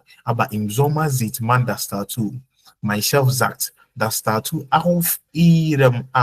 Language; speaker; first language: German; non-native, fluent; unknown